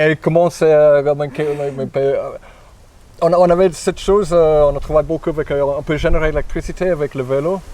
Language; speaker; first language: French; non-native, fluent; English